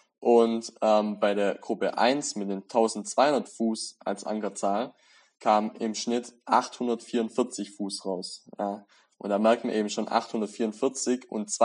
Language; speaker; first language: German; native; German